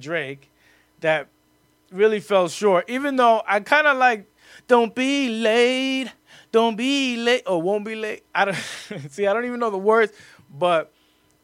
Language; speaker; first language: English; native; English